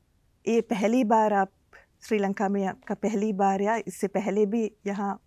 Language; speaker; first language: Hindi; non-native, learner; Sinhala